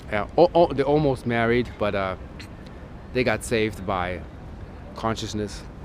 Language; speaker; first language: English; non-native, fluent; German